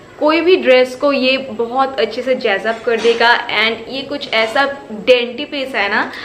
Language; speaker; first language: Hindi; non-native, local second language; Bangla